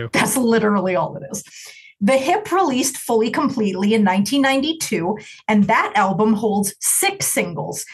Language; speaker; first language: English; native; English